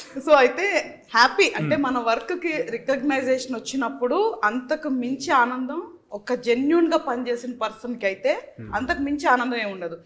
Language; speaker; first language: Telugu; native; Telugu